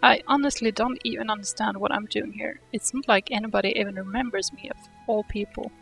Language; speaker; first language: English; non-native, fluent; Swedish